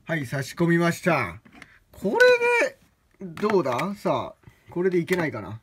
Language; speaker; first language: Japanese; native; Japanese